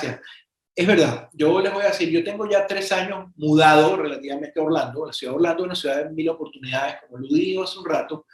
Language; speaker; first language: Spanish; native; Spanish